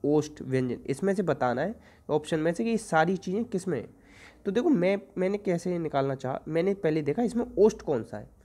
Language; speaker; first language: Hindi; native; Hindi